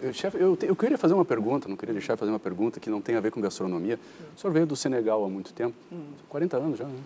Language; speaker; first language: Portuguese; native; Portuguese